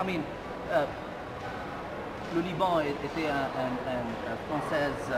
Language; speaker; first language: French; non-native, learner; Arabic